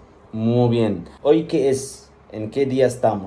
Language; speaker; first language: Spanish; non-native, fluent; Arabic